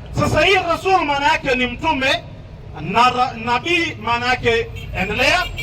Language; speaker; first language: Swahili; non-native, local second language; Somali